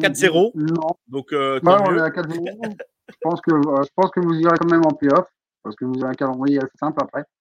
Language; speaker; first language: French; native; French